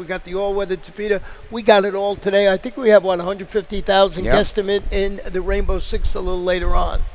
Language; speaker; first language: English; native; English